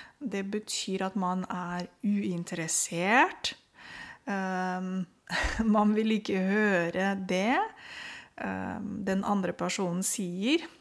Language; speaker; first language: Norwegian; non-native, fluent; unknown